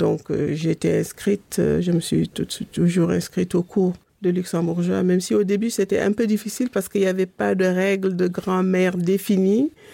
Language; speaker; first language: French; non-native, local second language; Fula